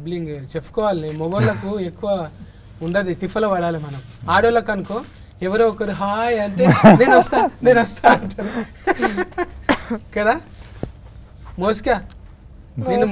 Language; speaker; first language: Telugu; native; Telugu